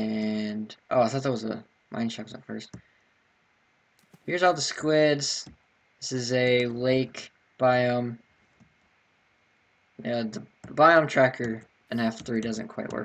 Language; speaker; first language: English; native; English